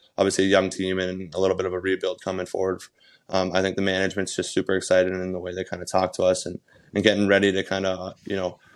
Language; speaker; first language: English; native; English